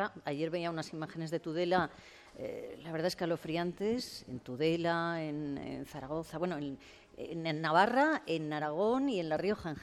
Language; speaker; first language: Spanish; native; Spanish